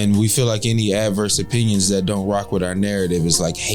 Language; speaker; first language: English; native; English